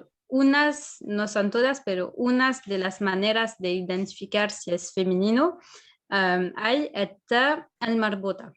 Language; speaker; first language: Spanish; non-native, fluent; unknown